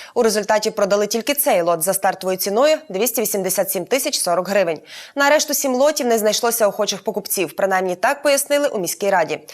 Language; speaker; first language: Ukrainian; native; Ukrainian